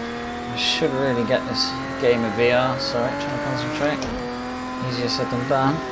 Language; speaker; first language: English; native; English